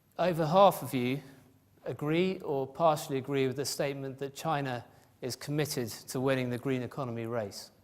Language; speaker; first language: English; native; English